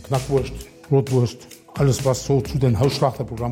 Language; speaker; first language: German; native; German